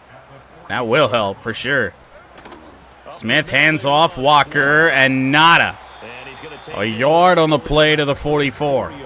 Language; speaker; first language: English; native; English